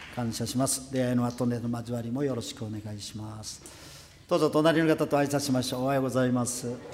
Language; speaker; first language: Japanese; non-native, fluent; Korean